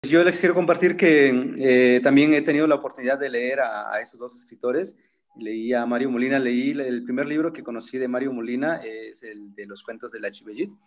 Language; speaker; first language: Spanish; non-native, local second language; Zapotec